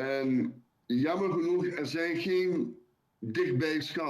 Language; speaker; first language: Dutch; non-native, local second language; Papiamento